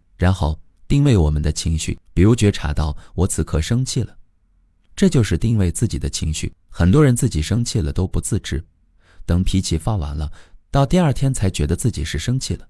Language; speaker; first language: Chinese; native; Chinese